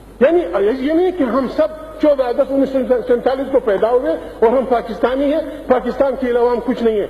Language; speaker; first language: Urdu; non-native, local second language; Pashto